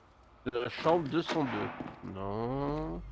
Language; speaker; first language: French; native; French